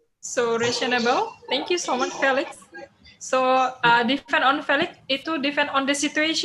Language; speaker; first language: English; non-native, fluent; Indonesian